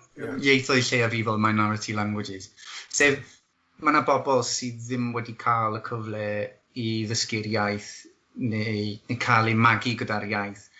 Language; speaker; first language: Welsh; non-native, fluent; English